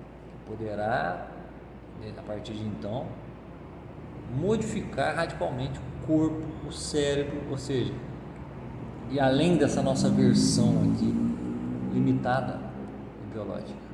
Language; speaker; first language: Portuguese; native; Portuguese